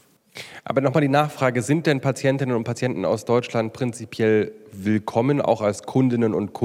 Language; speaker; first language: German; native; German